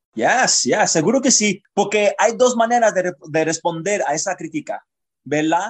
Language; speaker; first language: Spanish; early bilingual, heritage; Spanish